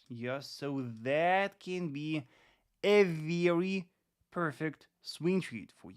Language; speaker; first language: English; non-native, fluent; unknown